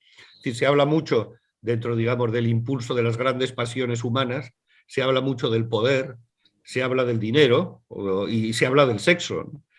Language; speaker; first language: Spanish; native; Spanish